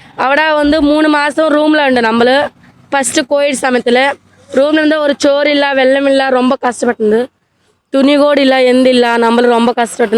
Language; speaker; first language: Malayalam; non-native, learner; Tamil